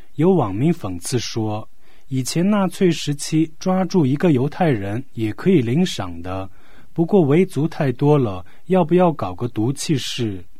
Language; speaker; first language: Chinese; non-native, local second language; Tibetan